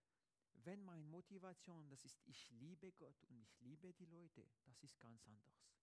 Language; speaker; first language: German; non-native, learner; French